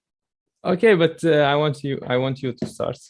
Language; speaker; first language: English; non-native, learner; Chechen